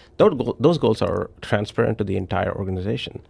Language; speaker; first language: English; non-native, local second language; Hindi